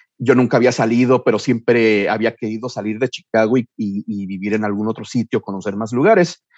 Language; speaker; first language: Spanish; early bilingual, heritage; Spanish